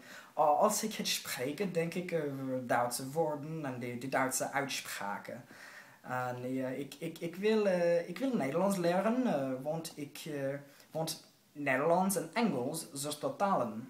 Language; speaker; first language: Dutch; non-native, learner; English